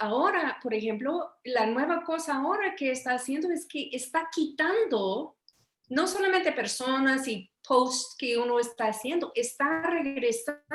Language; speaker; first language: Spanish; early bilingual, heritage; Spanish